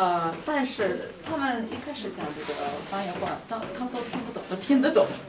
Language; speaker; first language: Chinese; non-native, fluent; Russian